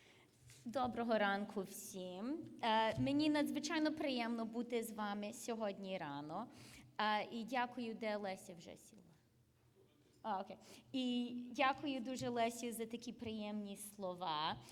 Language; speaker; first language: Ukrainian; early bilingual, heritage; English